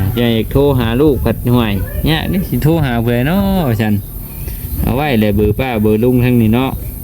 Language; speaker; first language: Thai; native; Thai